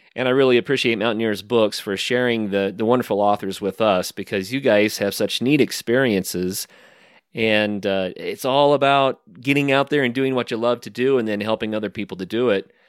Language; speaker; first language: English; native; English